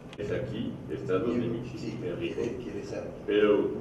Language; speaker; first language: Spanish; non-native, learner; French